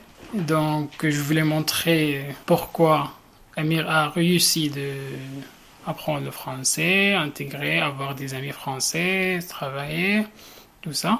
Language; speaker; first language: French; non-native, fluent; Arabic